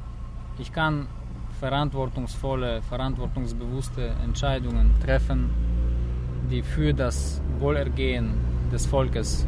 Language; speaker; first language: German; non-native, fluent; Russian